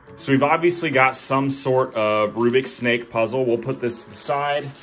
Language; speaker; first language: English; native; English